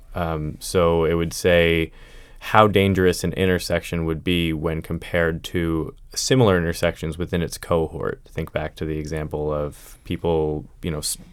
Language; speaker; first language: English; native; English